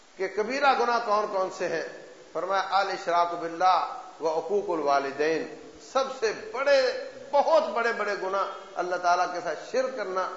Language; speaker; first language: Urdu; native; Urdu